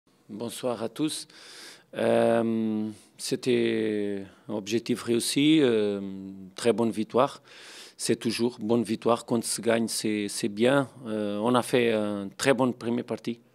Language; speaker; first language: French; non-native, fluent; Portuguese